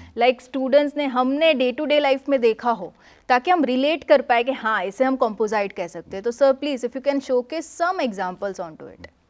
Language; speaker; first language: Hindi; non-native, local second language; Gujarati